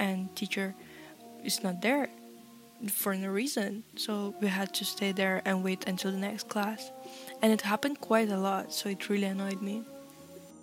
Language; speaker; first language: English; non-native, fluent; Russian